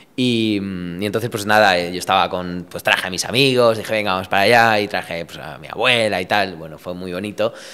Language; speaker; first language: Spanish; early bilingual, other home language; Romanian